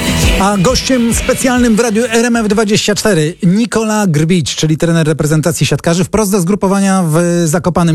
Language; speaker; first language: Polish; native; Polish